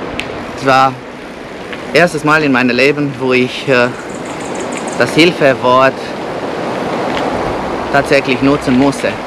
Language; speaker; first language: German; non-native, fluent; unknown